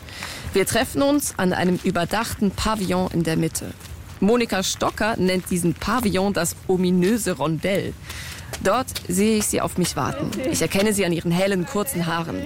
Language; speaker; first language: German; native; German